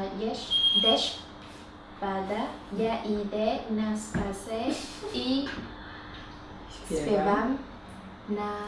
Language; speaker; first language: Polish; non-native, learner; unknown